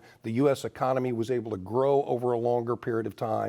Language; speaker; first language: English; native; English